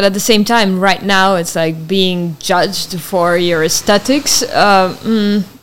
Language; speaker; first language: English; non-native, fluent; Italian